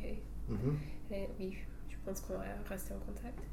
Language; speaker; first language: French; non-native, fluent; English